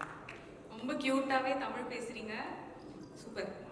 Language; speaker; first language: Tamil; native; Tamil